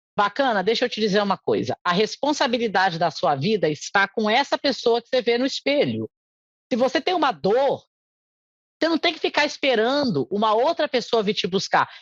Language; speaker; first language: Portuguese; native; Portuguese